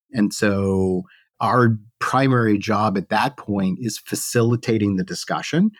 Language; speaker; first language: English; native; English